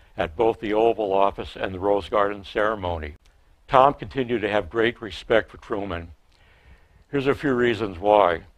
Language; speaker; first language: English; native; English